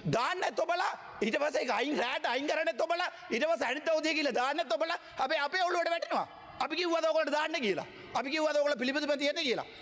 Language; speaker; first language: Sinhala; non-native, local second language; Tamil